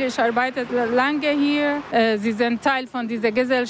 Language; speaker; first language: German; non-native, learner; Arabic